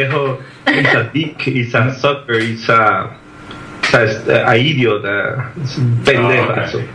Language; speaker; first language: English; non-native, learner; Spanish